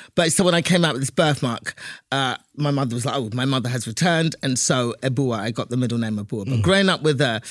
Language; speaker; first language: English; native; English